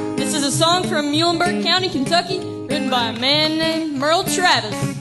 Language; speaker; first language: English; native; English